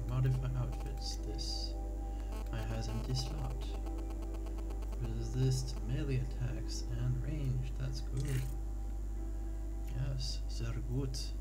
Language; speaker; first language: English; non-native, learner; French